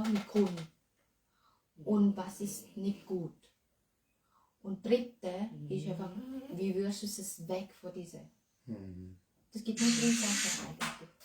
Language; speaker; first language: German; non-native, learner; Thai